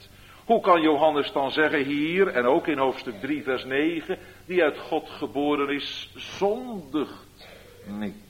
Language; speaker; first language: Dutch; native; Dutch